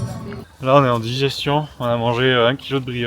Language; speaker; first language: French; native; French